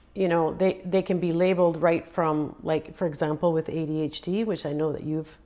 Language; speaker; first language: English; non-native, fluent; Croatian